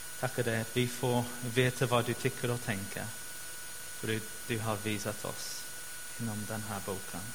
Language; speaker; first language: Swedish; non-native, fluent; English